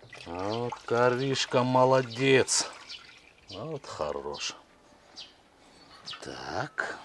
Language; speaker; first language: Russian; native; Russian